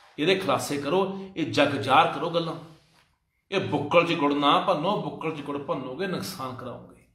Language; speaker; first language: Punjabi; native; Punjabi